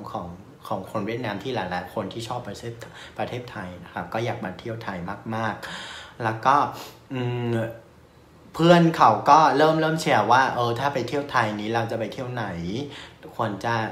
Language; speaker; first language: Thai; non-native, fluent; Vietnamese